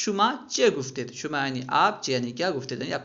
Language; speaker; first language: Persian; non-native, fluent; Urdu